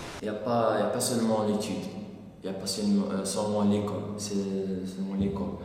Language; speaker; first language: French; non-native, local second language; Arabic